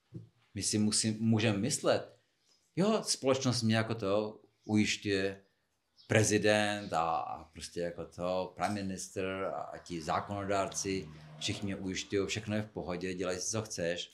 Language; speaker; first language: Czech; non-native, fluent; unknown